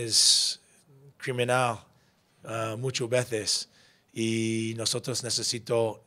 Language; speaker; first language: Spanish; non-native, learner; English